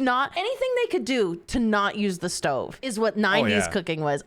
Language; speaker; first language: English; native; English